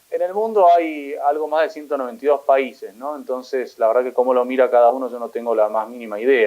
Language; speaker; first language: Spanish; native; Spanish